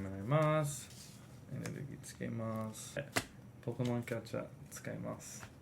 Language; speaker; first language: Japanese; non-native, fluent; English